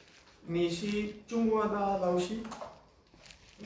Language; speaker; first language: Chinese; non-native, learner; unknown